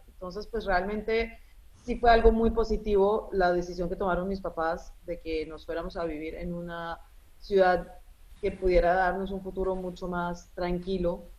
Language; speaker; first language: Spanish; early bilingual, other home language; Arabic